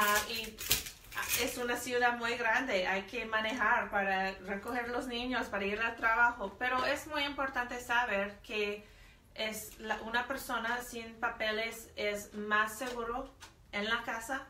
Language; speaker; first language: Spanish; non-native, fluent; English